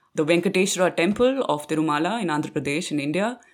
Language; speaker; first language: English; non-native, local second language; Punjabi